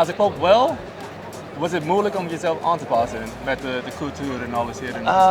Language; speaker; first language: Dutch; non-native, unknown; English